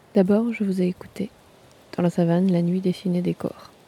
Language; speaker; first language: French; non-native, fluent; Chinese